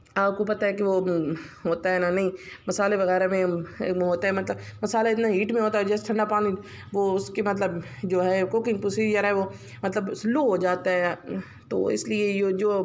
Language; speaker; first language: Urdu; non-native, local second language; Punjabi